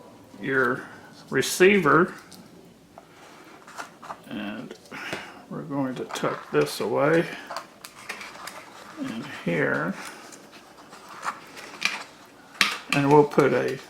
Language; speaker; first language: English; native; English